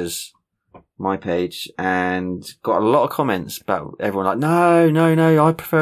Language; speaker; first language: English; native; English